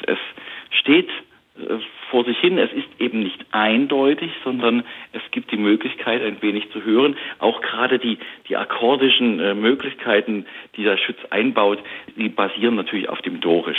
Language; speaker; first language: German; native; German